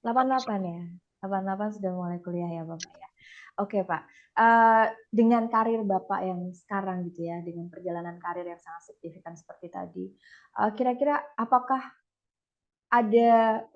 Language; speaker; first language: Indonesian; native; Indonesian